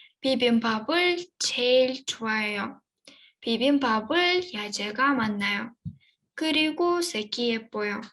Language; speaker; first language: Korean; non-native, fluent; Ukrainian